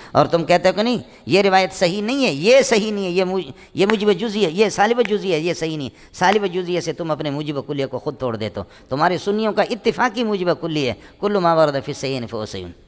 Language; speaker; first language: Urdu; non-native, local second language; Brahui